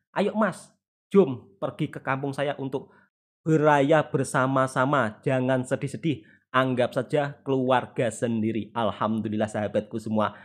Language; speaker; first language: Indonesian; native; Indonesian